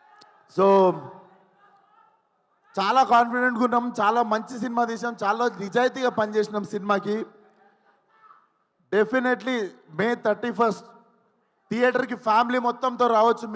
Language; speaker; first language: Telugu; native; Telugu